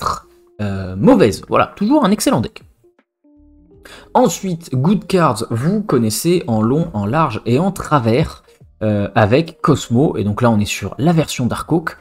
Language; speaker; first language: French; native; French